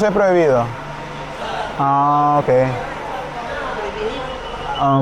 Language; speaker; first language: Spanish; non-native, fluent; English